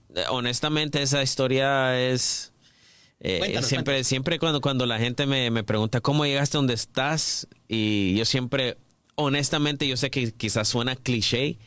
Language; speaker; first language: Spanish; early bilingual, heritage; English